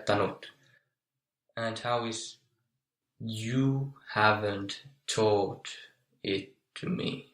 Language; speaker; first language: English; non-native, fluent; Finnish